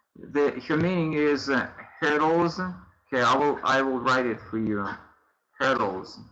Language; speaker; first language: English; non-native, fluent; Russian